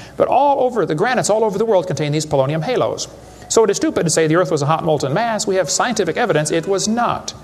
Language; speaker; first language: English; native; English